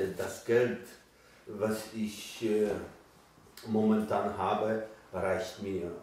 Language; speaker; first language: German; non-native, learner; Polish